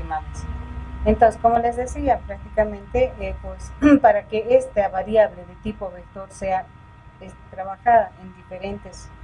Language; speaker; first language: Spanish; native; Spanish